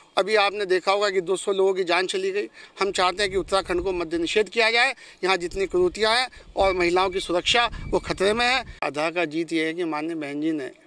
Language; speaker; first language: Hindi; native; Hindi